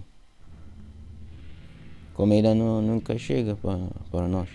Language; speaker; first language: Portuguese; non-native, learner; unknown